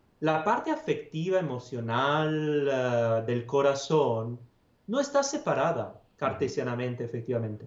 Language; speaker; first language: Spanish; non-native, fluent; Italian